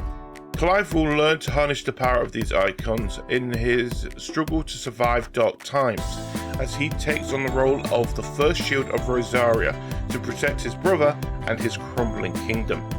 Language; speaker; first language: English; native; English